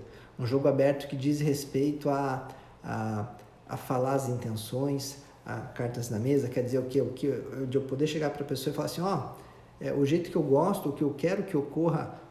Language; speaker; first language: Portuguese; native; Portuguese